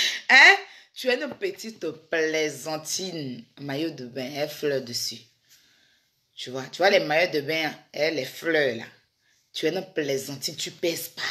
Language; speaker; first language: French; native; French